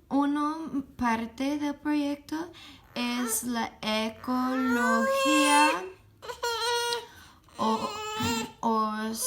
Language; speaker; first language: Spanish; non-native, learner; English